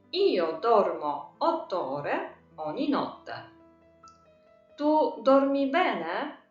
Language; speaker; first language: Italian; non-native, fluent; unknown